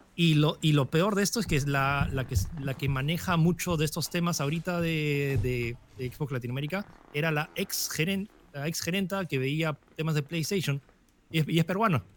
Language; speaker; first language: Spanish; early bilingual, other home language; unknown